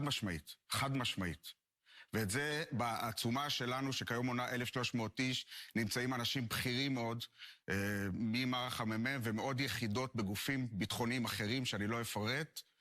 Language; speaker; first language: Hebrew; native; Hebrew